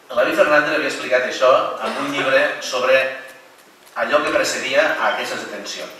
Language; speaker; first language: Catalan; native; Catalan